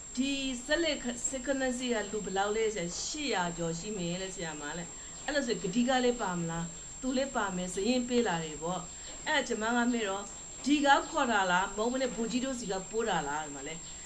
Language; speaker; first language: Burmese; native; Burmese